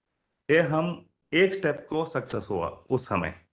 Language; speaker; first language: Hindi; non-native, local second language; Kannada